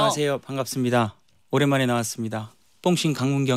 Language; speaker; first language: Korean; native; Korean